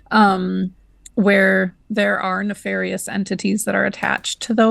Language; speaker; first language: English; native; English